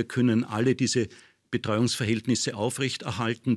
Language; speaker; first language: German; native; German